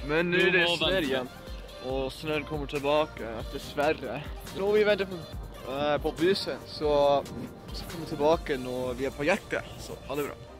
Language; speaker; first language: Norwegian; non-native, learner; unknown